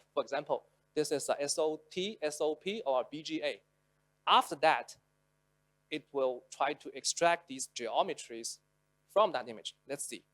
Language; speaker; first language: English; non-native, local second language; Chinese